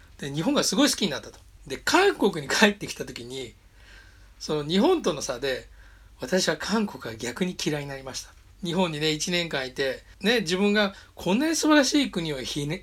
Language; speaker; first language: Japanese; native; Japanese